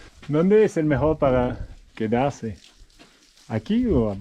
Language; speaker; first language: Spanish; non-native, learner; French